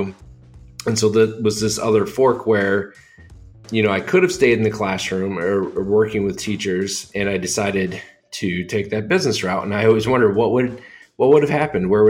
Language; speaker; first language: English; native; English